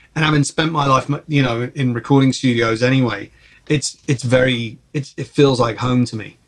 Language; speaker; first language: English; early bilingual, other home language; Czech